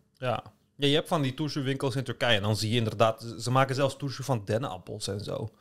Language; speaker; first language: Dutch; early bilingual, other home language; Turkish